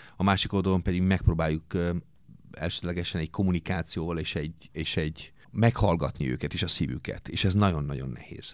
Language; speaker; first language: Hungarian; non-native, fluent; Italian